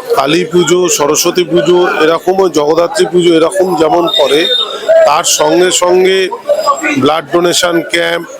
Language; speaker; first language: Bangla; native; Bangla